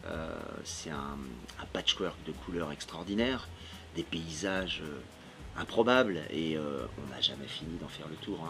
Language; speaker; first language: French; native; French